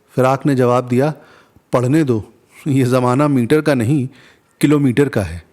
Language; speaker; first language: Urdu; non-native, local second language; Hindi